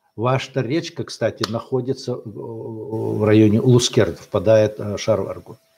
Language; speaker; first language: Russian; non-native, local second language; Chechen